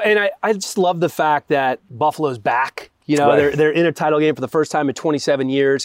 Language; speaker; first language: English; native; English